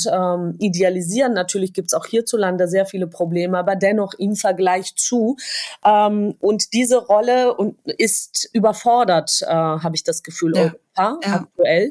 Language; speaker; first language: German; non-native, fluent; Georgian